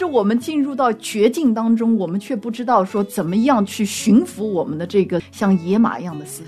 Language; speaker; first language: Chinese; native; Chinese